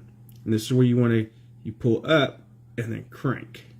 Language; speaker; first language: English; native; English